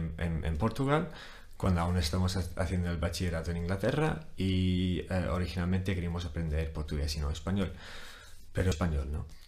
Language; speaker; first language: Spanish; non-native, fluent; English